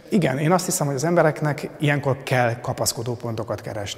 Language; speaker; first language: Hungarian; native; Hungarian